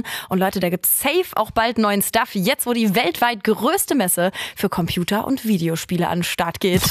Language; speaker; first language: German; native; German